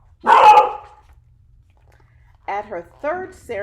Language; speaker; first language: English; native; English